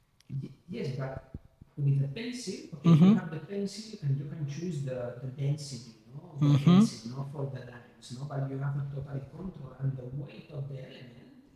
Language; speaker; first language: English; non-native, learner; Spanish